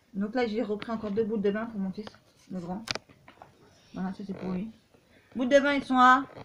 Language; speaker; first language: French; native; French